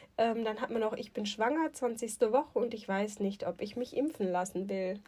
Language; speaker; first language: German; native; German